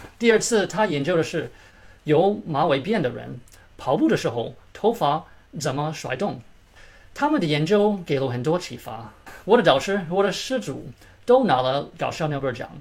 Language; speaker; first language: Chinese; early bilingual, heritage; Chinese